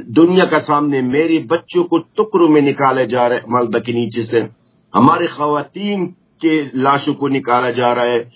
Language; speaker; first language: Urdu; non-native, fluent; Arabic